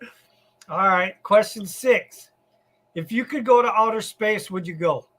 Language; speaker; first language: English; native; English